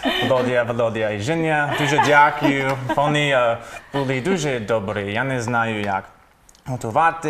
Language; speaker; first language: Ukrainian; non-native, learner; English